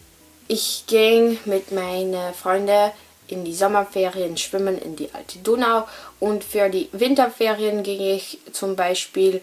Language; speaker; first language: German; non-native, learner; Polish